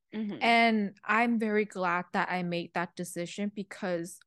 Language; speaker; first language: English; early bilingual, other home language; Chinese